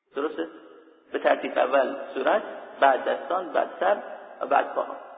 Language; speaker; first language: Persian; native; Persian